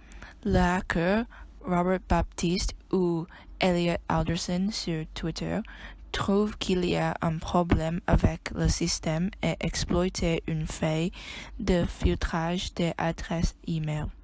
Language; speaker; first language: French; non-native, learner; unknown